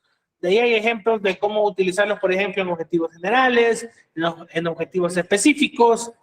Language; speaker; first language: Spanish; native; Spanish